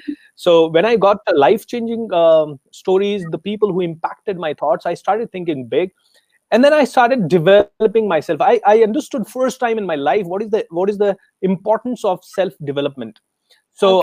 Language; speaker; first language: English; non-native, local second language; Hindi